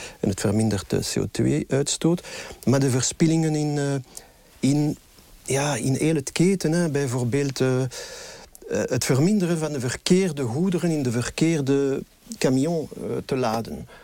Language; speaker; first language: Dutch; non-native, local second language; French